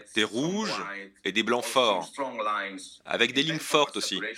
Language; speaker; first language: French; non-native, fluent; Spanish